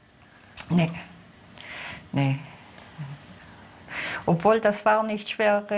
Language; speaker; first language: German; non-native, fluent; Hebrew